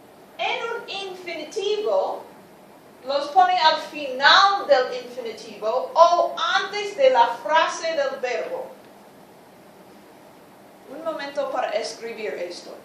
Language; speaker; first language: Spanish; non-native, fluent; English